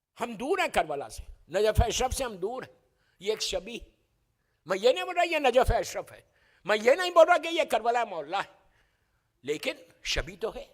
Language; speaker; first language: Urdu; native; Urdu